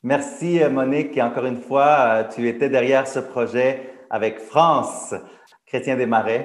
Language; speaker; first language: French; native; French